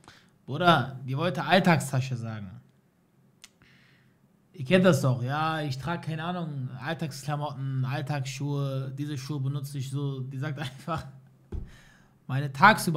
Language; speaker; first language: German; native; German